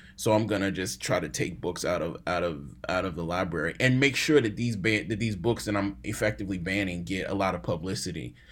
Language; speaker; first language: English; native; English